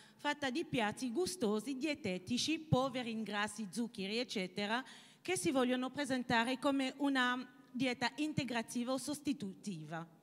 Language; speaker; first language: Italian; non-native, fluent; French